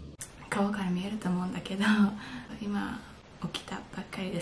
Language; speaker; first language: Japanese; early bilingual, heritage; English